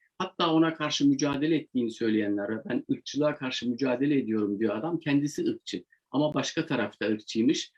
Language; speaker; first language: Turkish; native; Turkish